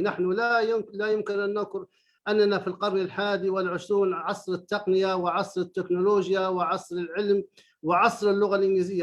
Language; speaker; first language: Arabic; native; Arabic